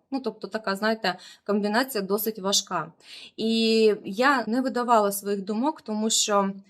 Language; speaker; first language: Ukrainian; non-native, local second language; Russian